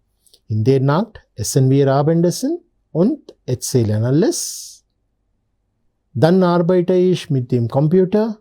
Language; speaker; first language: German; non-native, learner; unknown